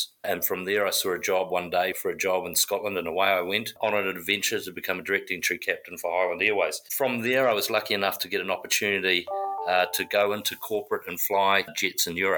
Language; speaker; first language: English; native; English